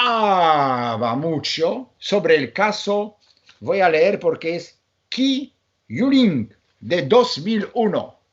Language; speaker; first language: Spanish; non-native, fluent; Polish